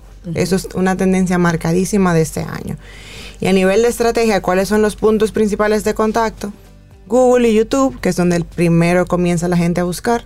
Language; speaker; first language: Spanish; native; Spanish